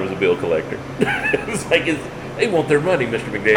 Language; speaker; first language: English; native; English